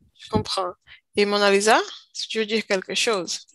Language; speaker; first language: French; non-native, learner; Portuguese